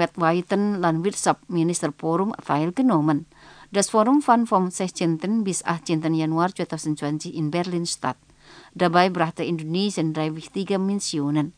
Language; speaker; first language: German; non-native, fluent; Indonesian